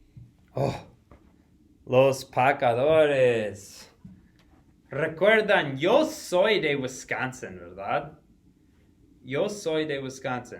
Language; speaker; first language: Spanish; non-native, fluent; English